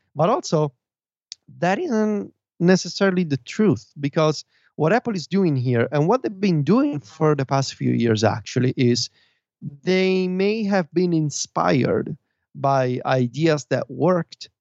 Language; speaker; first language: English; non-native, fluent; Italian